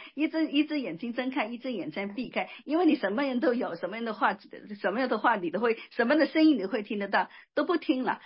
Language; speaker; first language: Chinese; native; Chinese